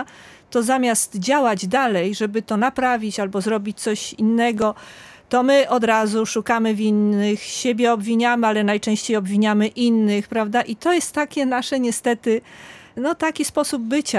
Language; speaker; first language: Polish; native; Polish